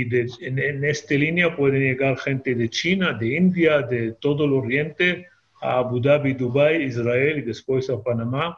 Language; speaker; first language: Spanish; non-native, fluent; Hebrew